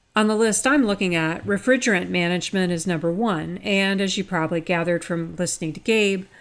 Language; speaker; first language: English; native; English